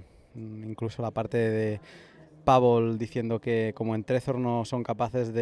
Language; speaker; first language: Spanish; native; Spanish